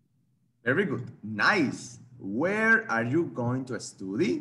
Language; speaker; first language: English; non-native, fluent; Spanish